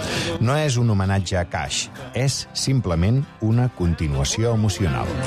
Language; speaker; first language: Catalan; native; Catalan